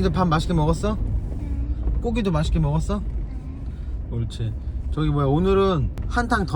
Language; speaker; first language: Korean; native; Korean